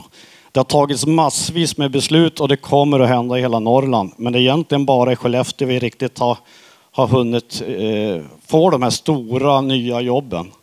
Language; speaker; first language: Swedish; native; Swedish